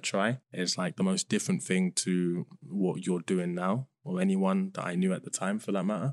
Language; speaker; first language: English; native; English